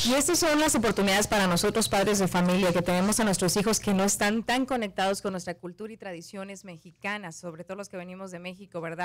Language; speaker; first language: Spanish; native; Spanish